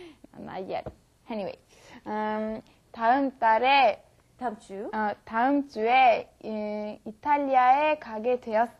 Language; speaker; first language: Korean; non-native, learner; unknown